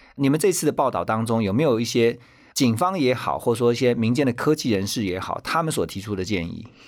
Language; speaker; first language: Chinese; native; Chinese